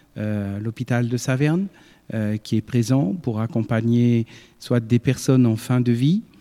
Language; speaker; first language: French; native; French